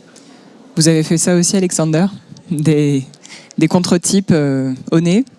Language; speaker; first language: French; native; French